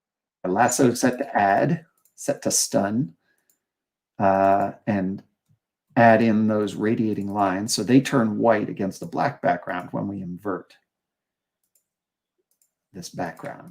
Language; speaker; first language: English; native; English